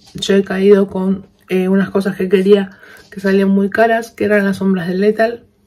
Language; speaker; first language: Spanish; native; Spanish